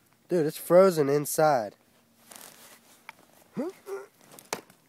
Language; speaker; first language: English; native; English